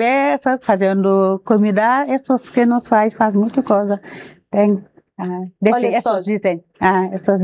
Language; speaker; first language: Portuguese; non-native, learner; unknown